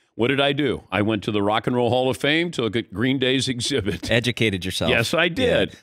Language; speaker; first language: English; native; English